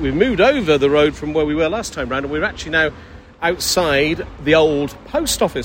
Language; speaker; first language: English; native; English